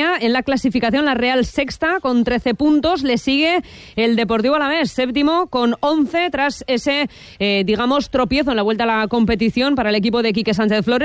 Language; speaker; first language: Spanish; native; Spanish